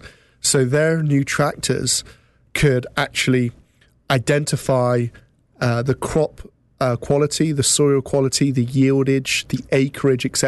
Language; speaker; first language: English; native; English